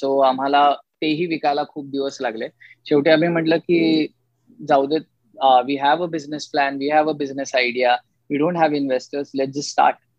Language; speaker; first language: English; non-native, local second language; Marathi